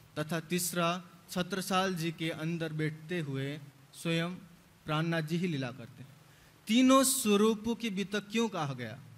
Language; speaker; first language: Hindi; native; Hindi